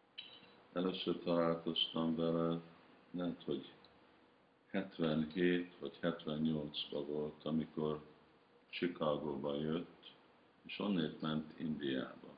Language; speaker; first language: Hungarian; early bilingual, heritage; Hungarian